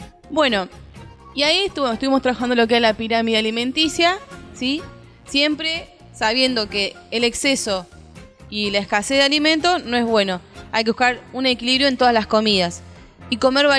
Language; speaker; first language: Spanish; native; Spanish